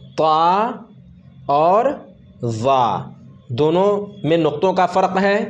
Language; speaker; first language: Hindi; native; Hindi